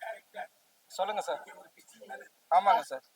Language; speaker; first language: Tamil; native; Tamil